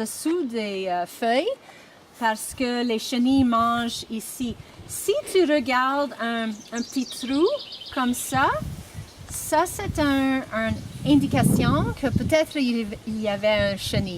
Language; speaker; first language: French; non-native, local second language; English